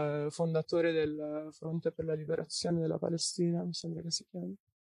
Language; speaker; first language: Italian; non-native, fluent; Persian